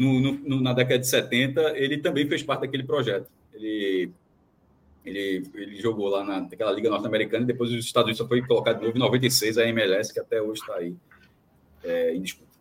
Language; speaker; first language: Portuguese; native; Portuguese